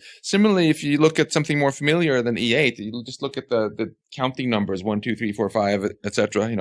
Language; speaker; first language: English; non-native, fluent; Swedish